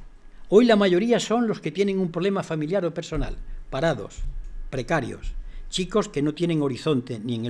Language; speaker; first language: Spanish; native; Spanish